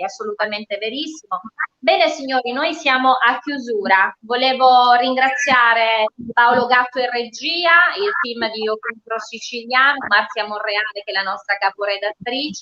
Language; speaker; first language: Italian; native; Italian